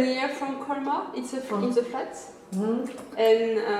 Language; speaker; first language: English; non-native, learner; French